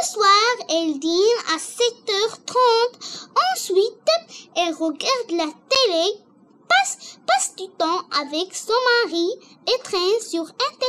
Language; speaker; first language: French; non-native, learner; Arabic